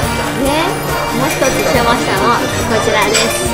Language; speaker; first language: Japanese; early bilingual, heritage; Chinese